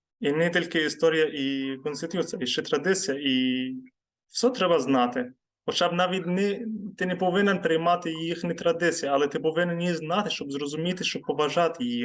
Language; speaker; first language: Ukrainian; non-native, fluent; Arabic